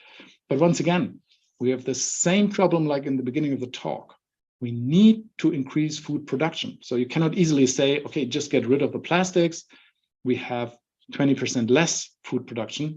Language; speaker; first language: English; non-native, fluent; German